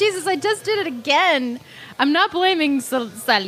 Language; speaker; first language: English; native; English